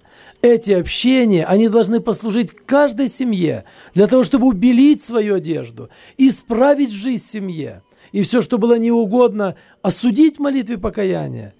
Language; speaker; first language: Russian; native; Russian